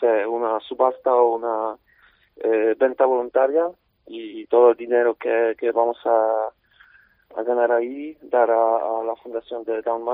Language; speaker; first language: Spanish; non-native, fluent; Polish